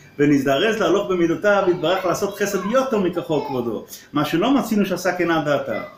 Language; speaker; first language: Hebrew; non-native, local second language; Yiddish